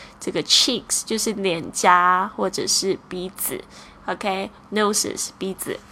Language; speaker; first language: Chinese; native; Chinese